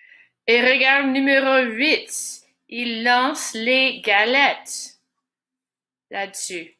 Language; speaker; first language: French; non-native, fluent; English